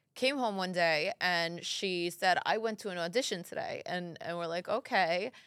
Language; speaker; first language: English; early bilingual, other home language; Italian